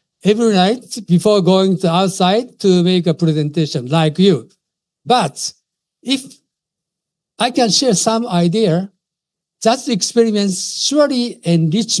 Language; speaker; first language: English; non-native, fluent; Japanese